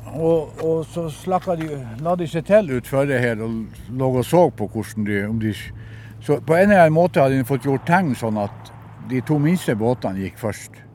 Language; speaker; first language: Norwegian; native; Norwegian